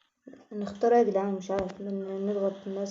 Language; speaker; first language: Arabic; native; Arabic